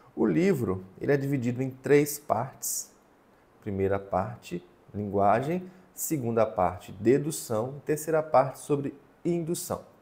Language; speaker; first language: Portuguese; native; Portuguese